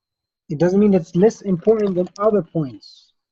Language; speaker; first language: English; non-native, fluent; Arabic